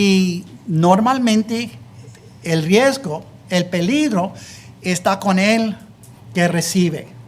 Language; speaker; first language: Spanish; non-native, fluent; English